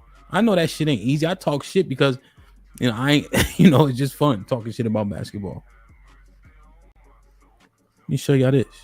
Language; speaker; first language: English; native; English